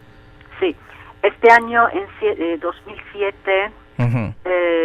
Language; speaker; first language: Spanish; non-native, fluent; Turkish